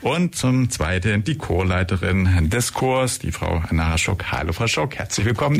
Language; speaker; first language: German; native; German